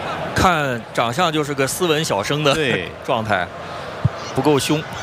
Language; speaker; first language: Chinese; native; Chinese